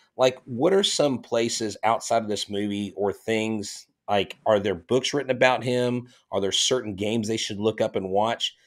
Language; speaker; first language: English; native; English